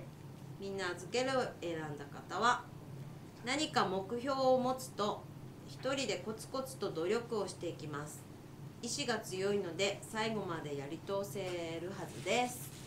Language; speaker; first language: Japanese; native; Japanese